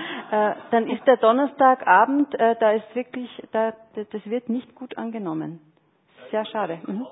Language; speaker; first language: German; native; German